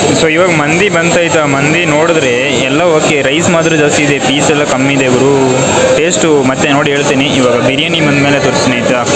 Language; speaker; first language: Kannada; native; Kannada